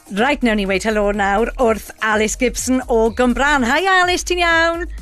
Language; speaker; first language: Welsh; native; Welsh